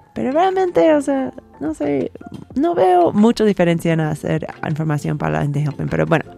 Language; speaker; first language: Spanish; non-native, fluent; English